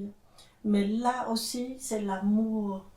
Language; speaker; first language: French; non-native, fluent; Khmer